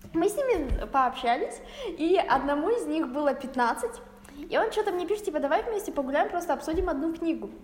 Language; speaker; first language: Russian; native; Russian